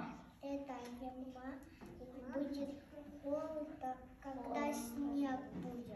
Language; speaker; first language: Russian; non-native, local second language; Kazakh